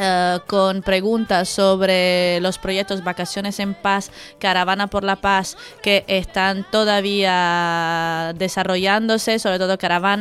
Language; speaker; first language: Spanish; native; Spanish